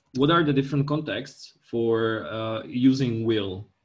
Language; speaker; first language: English; non-native, fluent; Czech